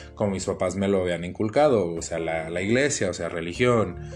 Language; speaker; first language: Spanish; early bilingual, heritage; Spanish